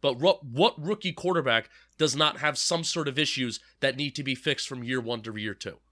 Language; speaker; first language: English; native; English